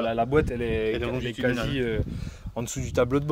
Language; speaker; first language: French; native; French